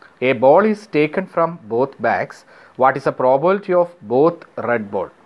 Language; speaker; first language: English; non-native, local second language; Malayalam